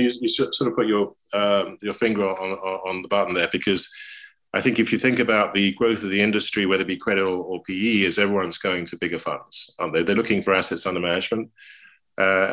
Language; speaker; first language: English; native; English